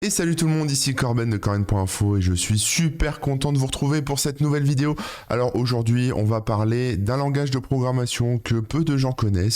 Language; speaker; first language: French; native; French